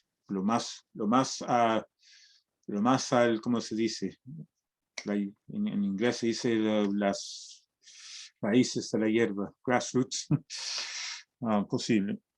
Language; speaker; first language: Spanish; early bilingual, heritage; Spanish